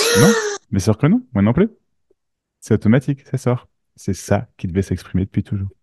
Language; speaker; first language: French; native; French